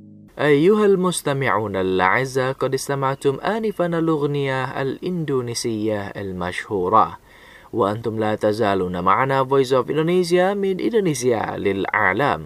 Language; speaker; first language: Arabic; non-native, fluent; Indonesian